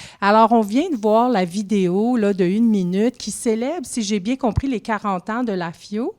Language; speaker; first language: French; native; French